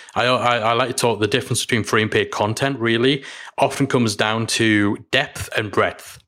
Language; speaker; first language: English; native; English